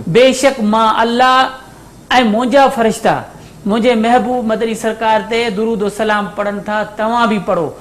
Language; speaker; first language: Sindhi; native; Sindhi